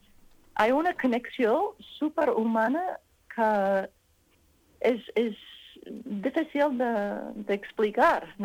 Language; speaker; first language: Spanish; non-native, learner; English